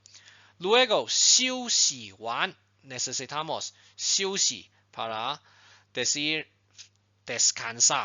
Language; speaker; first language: Spanish; non-native, fluent; Chinese